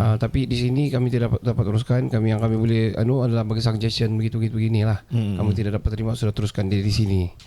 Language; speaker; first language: Malay; native; Malay